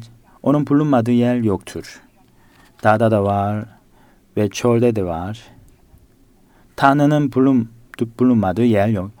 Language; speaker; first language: Turkish; non-native, fluent; Korean